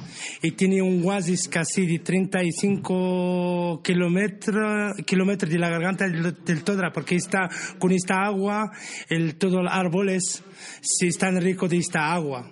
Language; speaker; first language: Spanish; non-native, learner; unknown